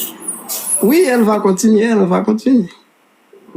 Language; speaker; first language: French; non-native, local second language; Haitian Creole